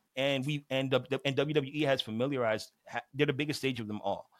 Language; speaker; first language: English; native; English